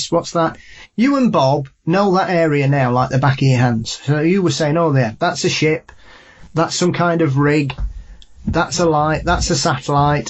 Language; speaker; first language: English; native; English